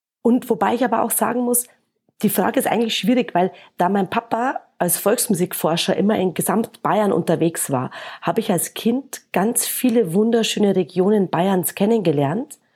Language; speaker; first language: German; native; German